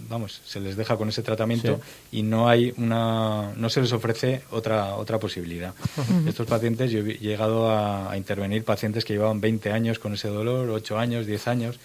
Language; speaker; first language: Spanish; native; Spanish